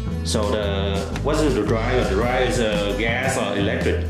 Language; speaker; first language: English; non-native, learner; Vietnamese